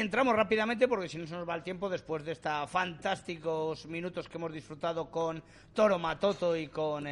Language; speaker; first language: Spanish; native; Spanish